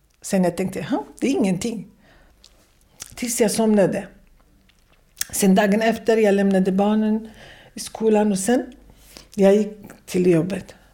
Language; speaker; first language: Swedish; non-native, fluent; Kurdish